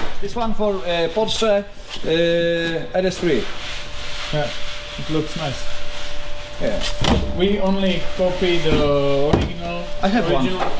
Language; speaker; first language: English; non-native, learner; Czech